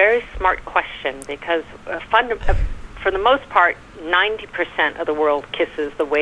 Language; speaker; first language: English; native; English